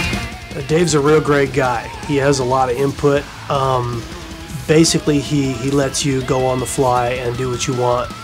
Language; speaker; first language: English; native; English